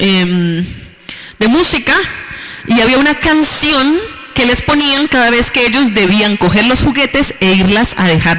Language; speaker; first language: Spanish; native; Spanish